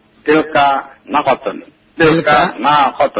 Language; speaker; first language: Arabic; non-native, learner; Indonesian